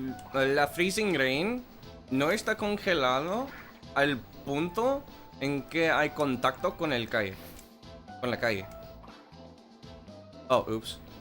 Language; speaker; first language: Spanish; non-native, fluent; English